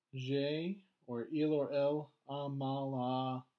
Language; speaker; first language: French; non-native, fluent; English